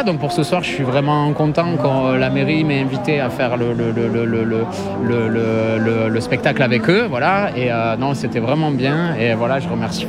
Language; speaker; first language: French; native; French